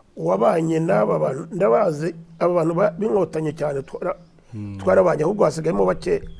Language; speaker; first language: Kinyarwanda; early bilingual, heritage; Kinyarwanda